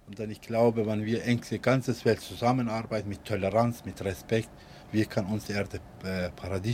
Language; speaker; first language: German; early bilingual, other home language; Turkish